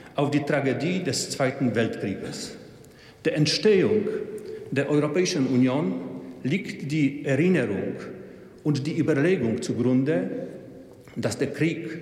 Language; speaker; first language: German; non-native, fluent; Polish